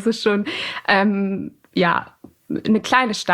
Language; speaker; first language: German; early bilingual, other home language; Persian